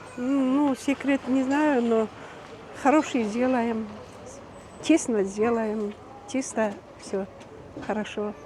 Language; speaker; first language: Russian; non-native, local second language; Kyrgyz